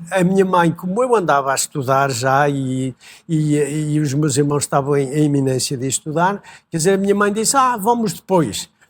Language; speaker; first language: Portuguese; native; Portuguese